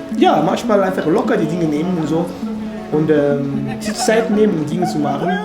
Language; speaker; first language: German; non-native, fluent; French